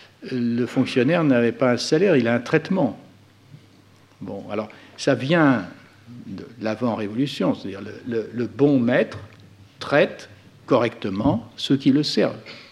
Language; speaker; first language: French; native; French